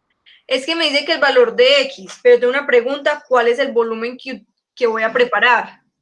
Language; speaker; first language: Spanish; native; Spanish